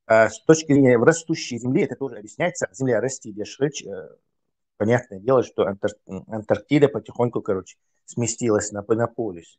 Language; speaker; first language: Russian; non-native, local second language; Chechen